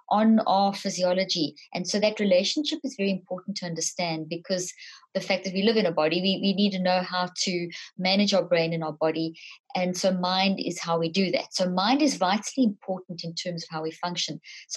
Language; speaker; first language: English; native; English